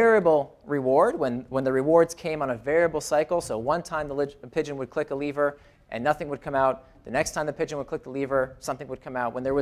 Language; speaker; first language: English; native; English